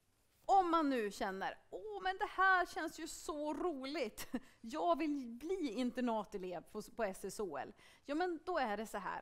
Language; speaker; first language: Swedish; native; Swedish